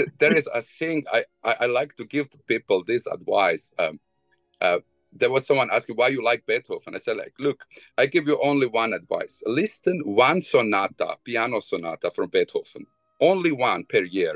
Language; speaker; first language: English; non-native, fluent; Bosnian